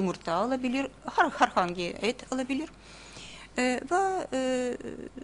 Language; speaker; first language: Turkish; non-native, fluent; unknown